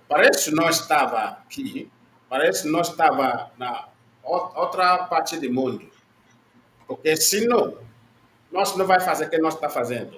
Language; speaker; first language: Portuguese; non-native, learner; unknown